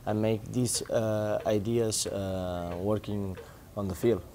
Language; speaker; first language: English; non-native, fluent; Spanish